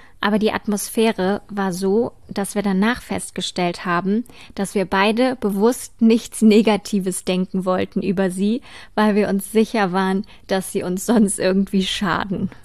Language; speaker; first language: German; native; German